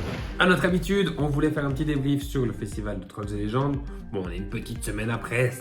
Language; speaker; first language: French; native; French